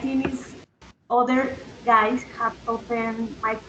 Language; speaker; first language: English; non-native, learner; Spanish